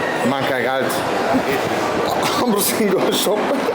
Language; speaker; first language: German; non-native, local second language; Croatian